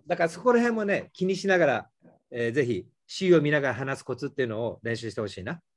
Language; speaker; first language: Japanese; native; Japanese